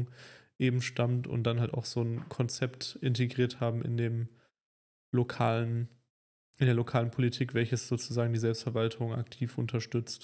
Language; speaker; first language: German; native; German